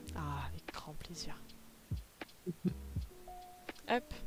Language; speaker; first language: French; native; French